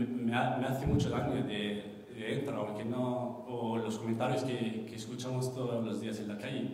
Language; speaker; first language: Spanish; non-native, fluent; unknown